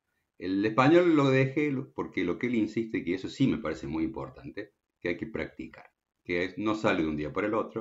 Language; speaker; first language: Spanish; native; Spanish